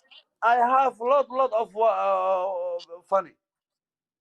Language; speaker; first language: English; non-native, local second language; Somali